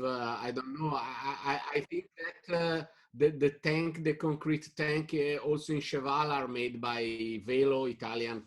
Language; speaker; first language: English; non-native, fluent; Italian